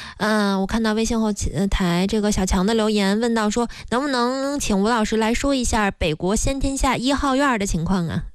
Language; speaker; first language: Chinese; native; Chinese